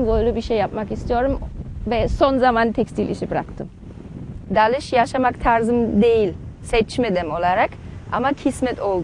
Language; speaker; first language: Turkish; non-native, learner; German